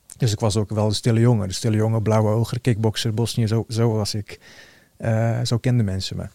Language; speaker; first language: Dutch; early bilingual, other home language; Bosnian